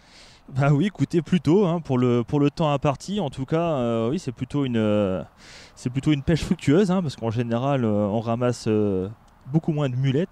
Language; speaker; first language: French; native; French